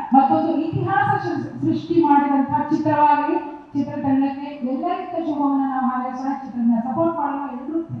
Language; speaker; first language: Kannada; native; Kannada